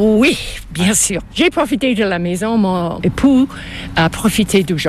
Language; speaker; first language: French; non-native, fluent; English